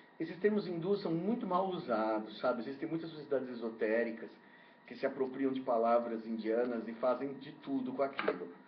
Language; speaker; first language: Portuguese; native; Portuguese